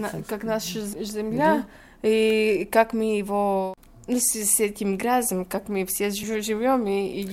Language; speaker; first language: Russian; non-native, local second language; Latvian